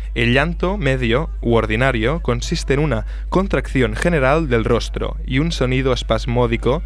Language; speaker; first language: Spanish; non-native, local second language; Catalan